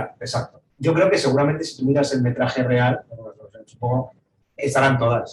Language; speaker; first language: Spanish; native; Spanish